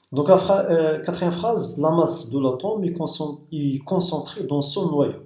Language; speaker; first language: French; non-native, local second language; Arabic